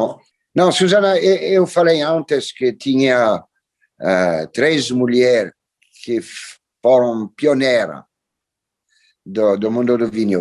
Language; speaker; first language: Portuguese; non-native, fluent; French